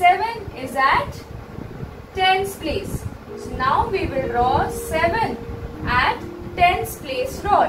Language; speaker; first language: English; non-native, local second language; Hindi